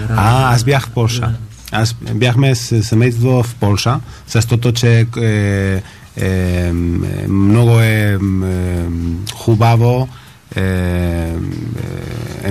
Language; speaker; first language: Bulgarian; non-native, learner; Spanish